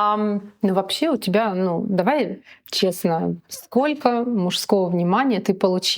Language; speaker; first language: Russian; native; Russian